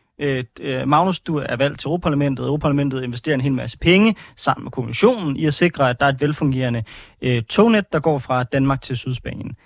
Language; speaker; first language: Danish; native; Danish